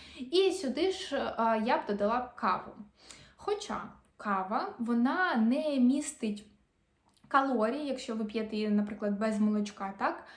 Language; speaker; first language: Ukrainian; non-native, local second language; Russian